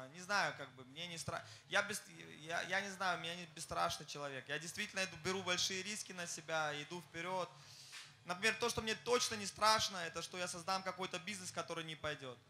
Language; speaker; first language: Russian; non-native, fluent; German